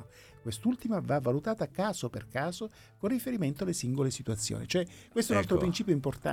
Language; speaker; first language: Italian; native; Italian